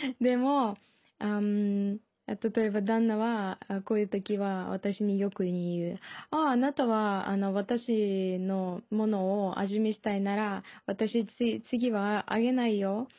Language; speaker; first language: Japanese; non-native, learner; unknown